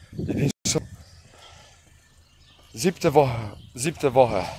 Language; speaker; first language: German; non-native, learner; Polish